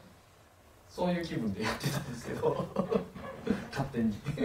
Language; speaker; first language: Japanese; native; Japanese